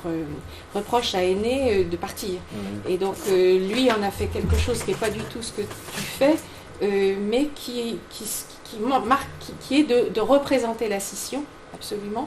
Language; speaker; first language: French; native; French